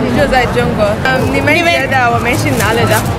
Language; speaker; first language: Chinese; non-native, learner; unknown